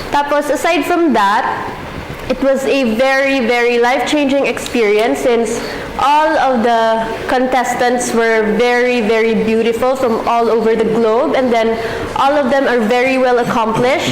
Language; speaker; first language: English; non-native, local second language; Filipino